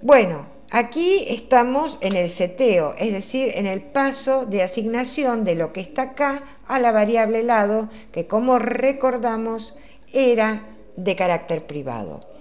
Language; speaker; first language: Spanish; native; Spanish